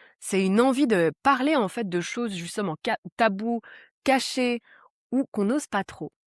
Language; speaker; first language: French; early bilingual, other home language; Portuguese